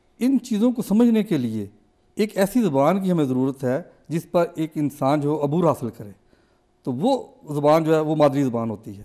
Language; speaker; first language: Urdu; native; Urdu